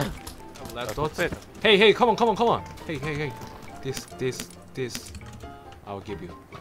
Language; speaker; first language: English; non-native, learner; Korean